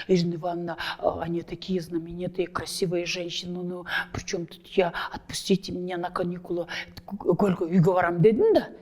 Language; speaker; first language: Russian; non-native, local second language; Kyrgyz